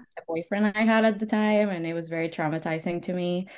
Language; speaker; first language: English; early bilingual, other home language; Spanish